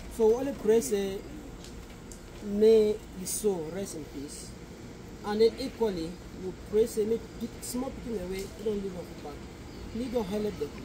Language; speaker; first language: Nigerian Pidgin; native; Nigerian Pidgin